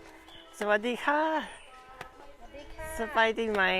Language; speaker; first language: Thai; non-native, learner; English